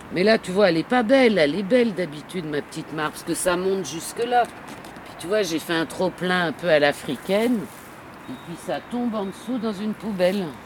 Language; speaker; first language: French; native; French